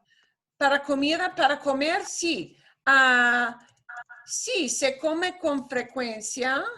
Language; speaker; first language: Spanish; non-native, fluent; English